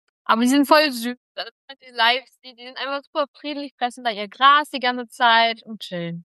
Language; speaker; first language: German; native; German